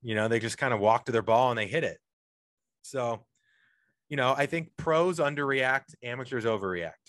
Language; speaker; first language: English; native; English